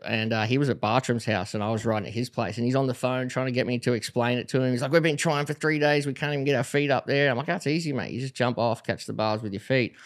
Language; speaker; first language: English; native; English